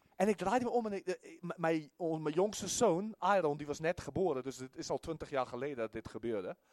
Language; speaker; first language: Dutch; non-native, fluent; Afrikaans